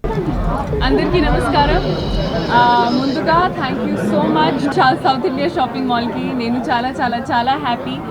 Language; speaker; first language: Telugu; non-native, fluent; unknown